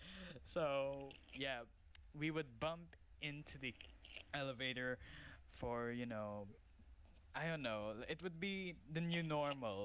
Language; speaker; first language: English; non-native, local second language; Filipino